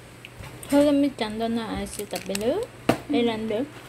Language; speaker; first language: Japanese; non-native, learner; Vietnamese